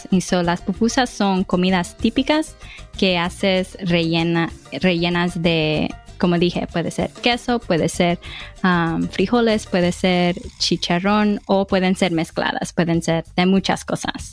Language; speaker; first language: Spanish; early bilingual, heritage; Spanish